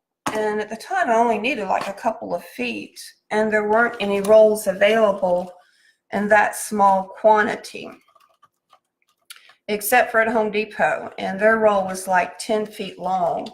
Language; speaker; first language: English; native; English